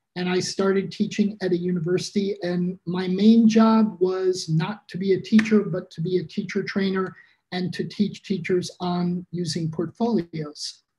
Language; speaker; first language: English; native; English